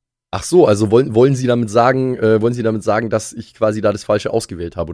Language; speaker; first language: German; native; German